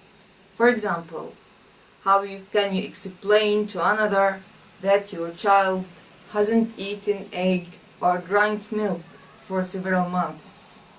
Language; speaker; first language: English; non-native, fluent; Arabic